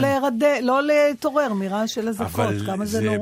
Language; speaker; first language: Hebrew; native; Hebrew